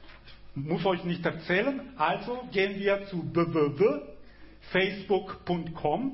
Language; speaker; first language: German; non-native, fluent; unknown